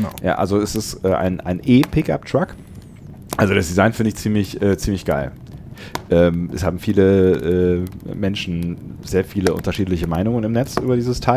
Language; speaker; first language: German; native; German